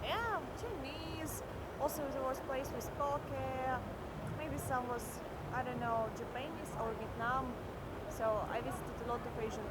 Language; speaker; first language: English; non-native, fluent; Russian